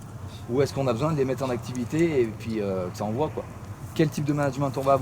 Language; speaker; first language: French; native; French